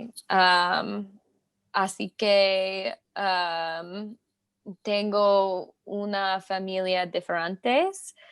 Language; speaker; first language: Spanish; non-native, learner; English